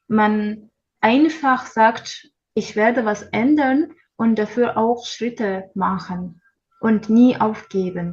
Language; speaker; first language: German; non-native, learner; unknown